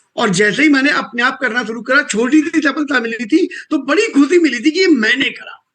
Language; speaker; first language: Hindi; native; Hindi